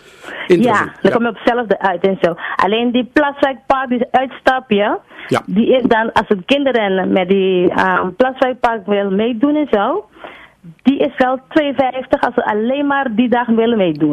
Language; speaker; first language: Dutch; non-native, local second language; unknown